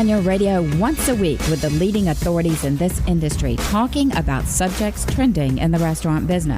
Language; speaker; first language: English; native; English